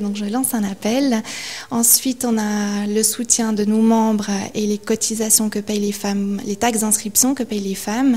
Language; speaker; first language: French; native; French